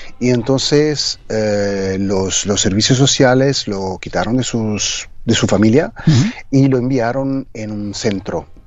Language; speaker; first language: Spanish; non-native, fluent; Italian